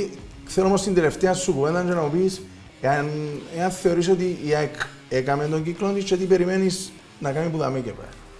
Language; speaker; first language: Greek; native; Greek